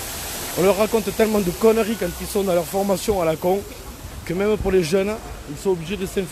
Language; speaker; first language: French; native; French